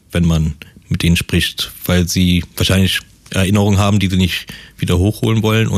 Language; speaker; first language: German; early bilingual, other home language; Persian